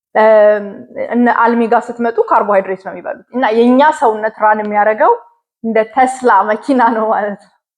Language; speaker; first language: Amharic; native; Amharic